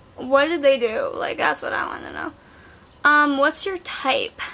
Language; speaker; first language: English; native; English